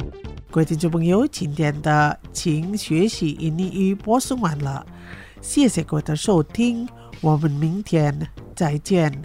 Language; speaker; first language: Chinese; non-native, fluent; Indonesian